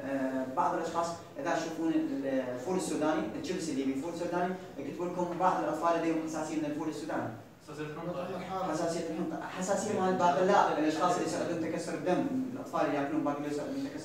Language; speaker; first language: Arabic; native; Arabic